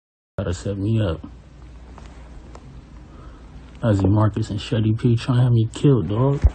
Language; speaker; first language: English; native; English